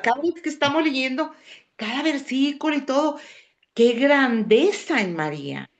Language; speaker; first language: Spanish; native; Spanish